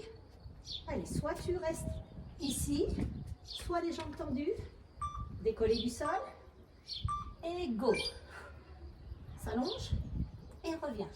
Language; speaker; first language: French; native; French